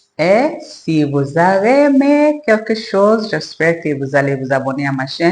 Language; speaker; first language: French; non-native, learner; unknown